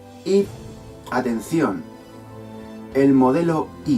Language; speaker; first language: Spanish; native; Spanish